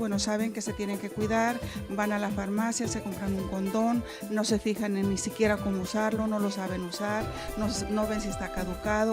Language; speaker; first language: Spanish; native; Spanish